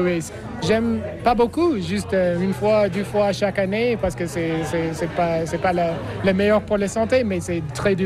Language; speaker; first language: French; non-native, learner; English